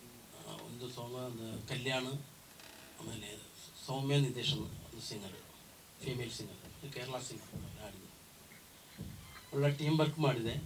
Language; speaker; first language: Kannada; non-native, learner; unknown